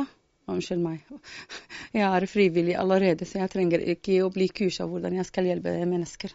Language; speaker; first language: Norwegian; non-native, fluent; Arabic